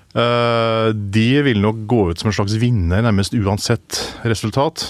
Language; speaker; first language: Norwegian; native; Norwegian